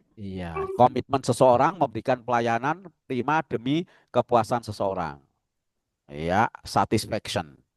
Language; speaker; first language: Indonesian; native; Indonesian